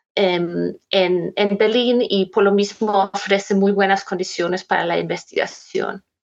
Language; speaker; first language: Spanish; non-native, fluent; German